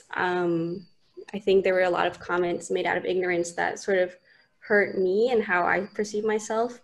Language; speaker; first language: English; native; English